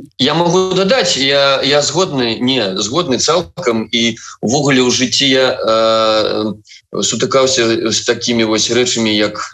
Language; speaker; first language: Belarusian; non-native, local second language; Russian